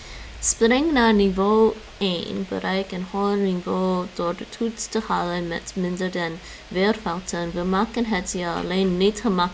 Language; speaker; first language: Dutch; non-native, learner; English